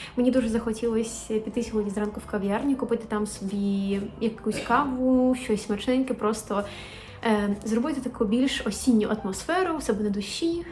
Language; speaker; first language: Ukrainian; native; Ukrainian